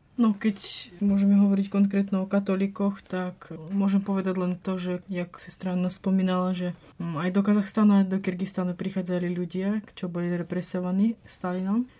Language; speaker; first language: Slovak; non-native, fluent; Russian